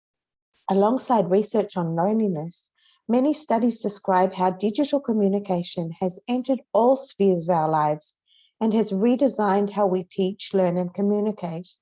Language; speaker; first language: English; non-native, fluent; Hebrew